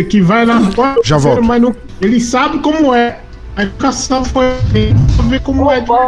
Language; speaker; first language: Portuguese; native; Portuguese